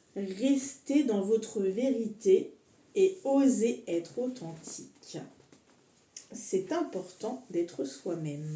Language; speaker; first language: French; native; French